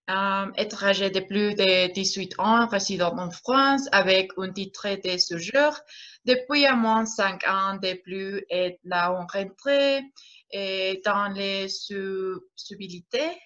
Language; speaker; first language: French; non-native, learner; Spanish